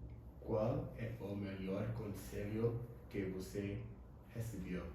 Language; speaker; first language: Portuguese; non-native, learner; English